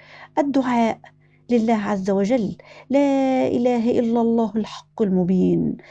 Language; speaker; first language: Arabic; native; Arabic